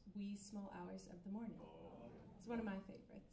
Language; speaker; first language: English; native; English